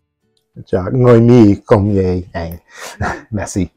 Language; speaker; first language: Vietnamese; non-native, learner; Italian